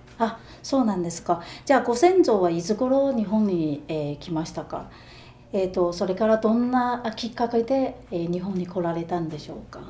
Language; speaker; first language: Japanese; non-native, fluent; Chinese